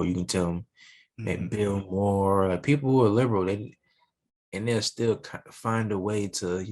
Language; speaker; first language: English; native; English